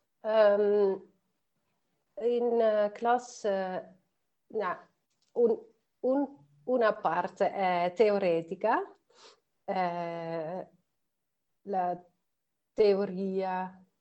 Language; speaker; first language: Italian; non-native, learner; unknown